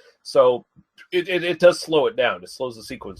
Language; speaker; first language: English; native; English